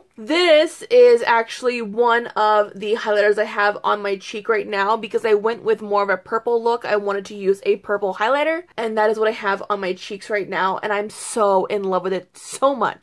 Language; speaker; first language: English; native; English